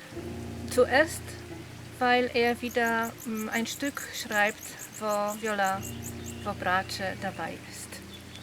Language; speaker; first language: German; non-native, fluent; Polish